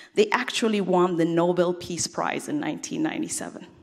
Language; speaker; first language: English; non-native, fluent; Tigrinya